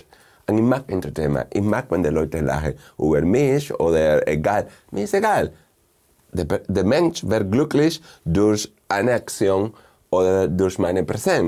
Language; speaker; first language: German; non-native, fluent; Spanish